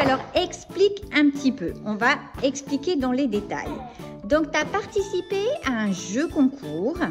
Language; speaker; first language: French; native; French